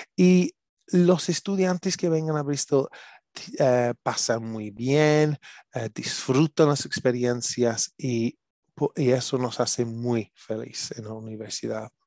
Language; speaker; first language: Spanish; non-native, learner; English